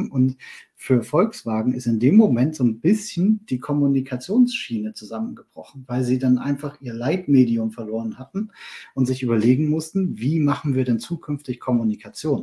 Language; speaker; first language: German; native; German